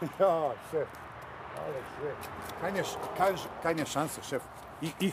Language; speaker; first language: German; non-native, learner; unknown